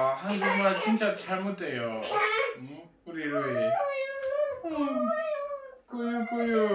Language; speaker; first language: Korean; non-native, learner; French